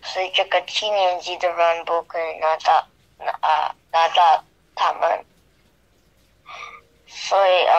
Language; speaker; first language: Chinese; non-native, learner; English